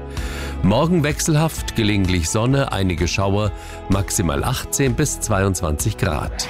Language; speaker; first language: German; native; German